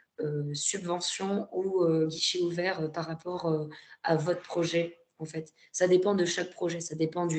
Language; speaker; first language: French; native; French